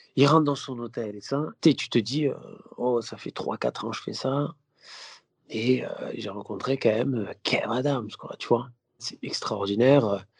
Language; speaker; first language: French; native; French